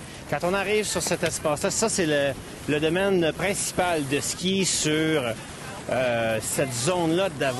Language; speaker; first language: French; native; French